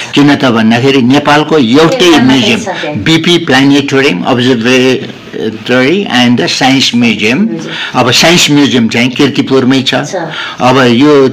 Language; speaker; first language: Nepali; non-native, local second language; Newari